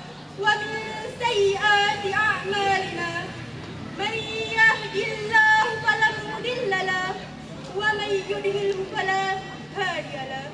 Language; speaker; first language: Arabic; non-native, learner; Indonesian